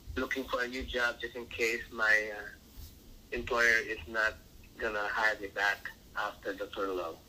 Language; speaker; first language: English; non-native, local second language; Filipino